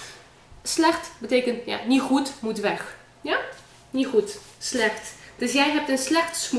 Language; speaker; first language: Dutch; non-native, fluent; Polish